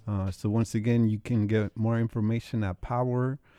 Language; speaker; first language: English; early bilingual, other home language; Spanish